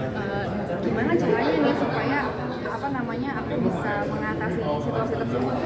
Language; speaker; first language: Indonesian; native; Indonesian